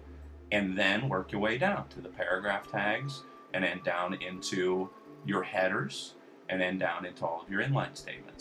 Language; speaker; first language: English; native; English